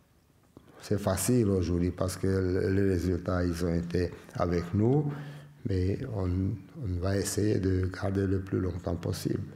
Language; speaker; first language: French; non-native, fluent; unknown